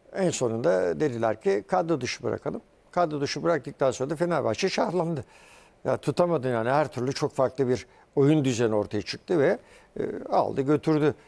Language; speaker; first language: Turkish; early bilingual, heritage; Turkish